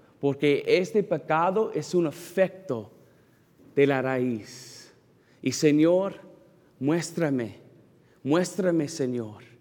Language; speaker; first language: Spanish; non-native, learner; English